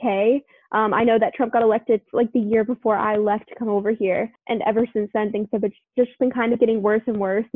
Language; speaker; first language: English; native; English